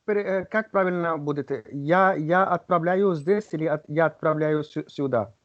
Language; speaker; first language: Russian; non-native, learner; Hindi